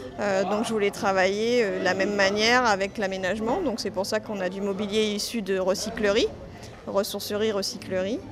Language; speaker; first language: French; native; French